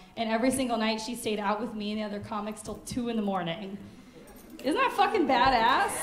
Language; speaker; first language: English; native; English